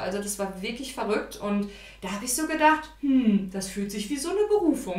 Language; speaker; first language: German; native; German